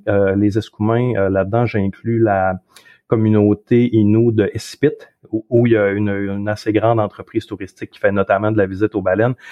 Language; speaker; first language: French; native; French